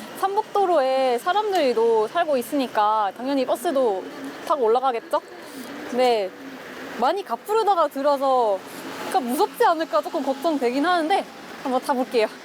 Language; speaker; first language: Korean; non-native, fluent; Swedish